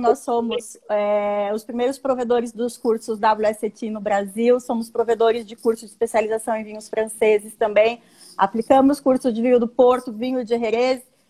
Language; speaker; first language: Portuguese; native; Portuguese